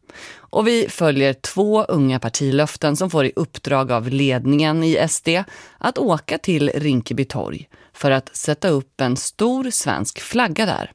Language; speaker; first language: Swedish; native; Swedish